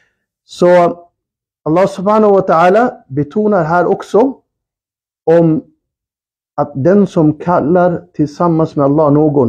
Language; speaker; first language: Swedish; early bilingual, other home language; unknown